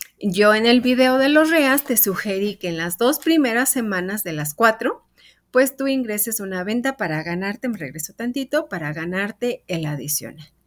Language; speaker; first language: Spanish; native; Spanish